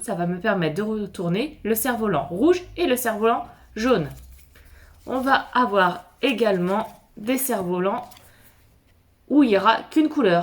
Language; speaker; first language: French; native; French